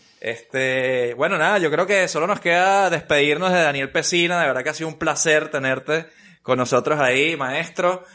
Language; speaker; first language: Spanish; native; Spanish